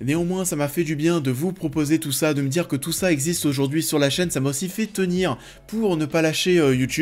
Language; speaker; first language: French; native; French